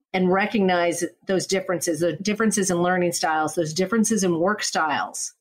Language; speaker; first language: English; native; English